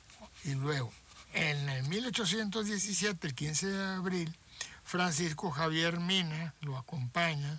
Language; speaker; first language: Spanish; native; Spanish